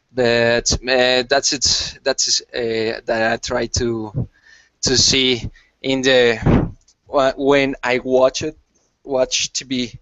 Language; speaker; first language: English; non-native, learner; Spanish